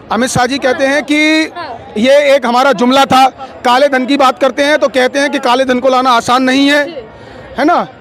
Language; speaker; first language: Hindi; native; Hindi